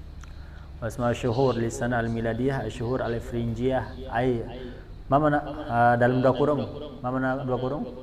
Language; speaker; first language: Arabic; non-native, fluent; Indonesian